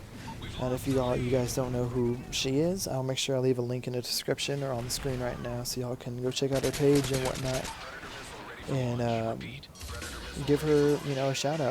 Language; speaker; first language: English; native; English